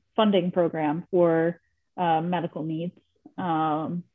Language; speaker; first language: English; native; English